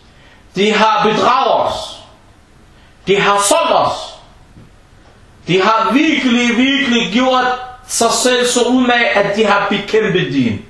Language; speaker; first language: Danish; non-native, fluent; Arabic